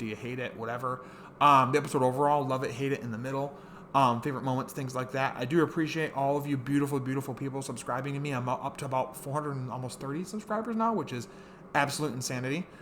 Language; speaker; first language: English; native; English